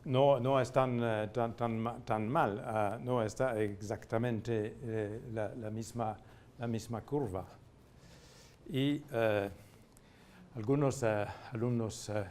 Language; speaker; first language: Spanish; non-native, fluent; French